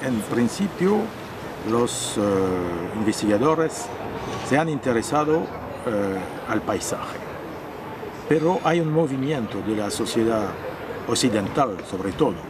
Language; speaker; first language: Spanish; non-native, fluent; French